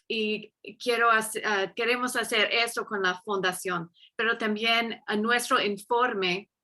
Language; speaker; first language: Spanish; non-native, fluent; English